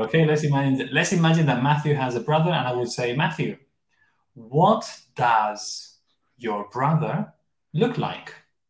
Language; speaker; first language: English; non-native, fluent; Spanish